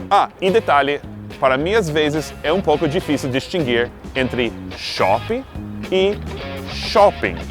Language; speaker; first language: Portuguese; non-native, fluent; English